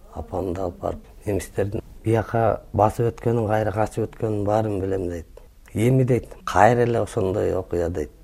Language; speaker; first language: Kyrgyz; native; Kyrgyz